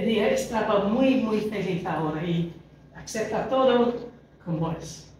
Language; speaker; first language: Spanish; non-native, fluent; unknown